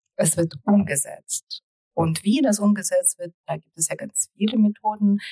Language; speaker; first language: German; early bilingual, other home language; Russian